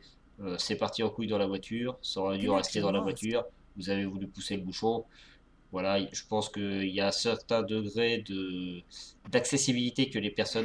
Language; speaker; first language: French; native; French